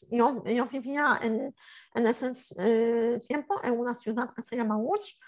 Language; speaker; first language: Spanish; non-native, fluent; Polish